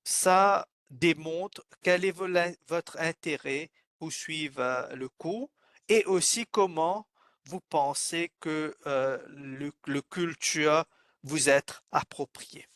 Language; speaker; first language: French; non-native, fluent; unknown